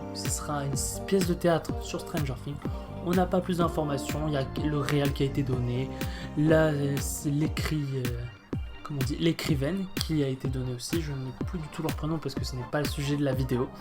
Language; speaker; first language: French; native; French